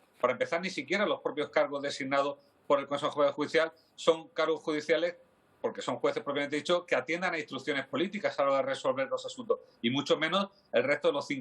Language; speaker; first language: Spanish; native; Spanish